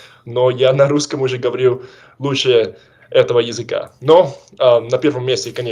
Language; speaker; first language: Russian; non-native, fluent; English